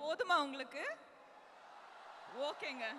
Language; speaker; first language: Tamil; non-native, local second language; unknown